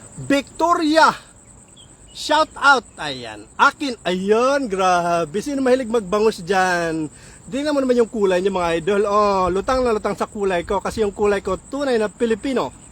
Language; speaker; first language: Filipino; non-native, local second language; Waray